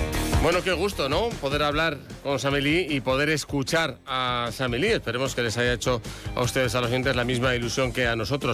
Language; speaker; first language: Spanish; native; Spanish